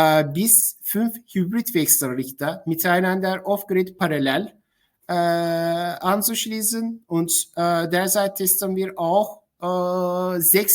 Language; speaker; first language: German; non-native, fluent; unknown